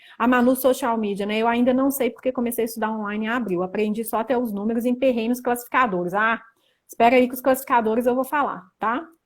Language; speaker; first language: Portuguese; native; Portuguese